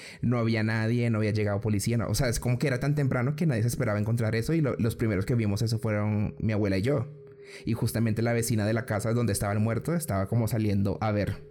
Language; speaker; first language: Spanish; native; Spanish